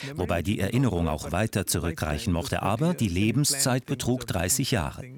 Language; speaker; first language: German; non-native, fluent; Hindi